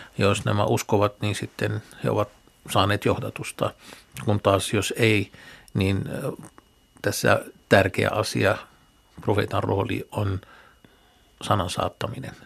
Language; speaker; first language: Finnish; non-native, fluent; Arabic